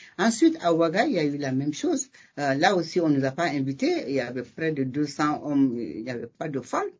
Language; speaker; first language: French; non-native, local second language; Bambara